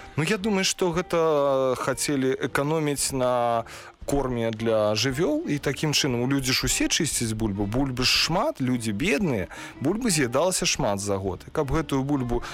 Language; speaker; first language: Belarusian; non-native, local second language; Russian